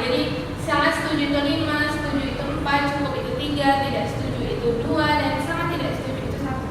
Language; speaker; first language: Indonesian; native; Indonesian